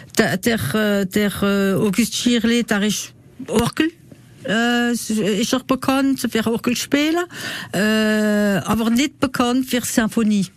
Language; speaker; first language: German; non-native, local second language; French